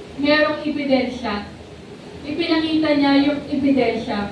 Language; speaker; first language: Filipino; native; Filipino